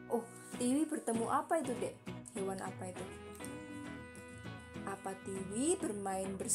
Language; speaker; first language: Indonesian; native; Indonesian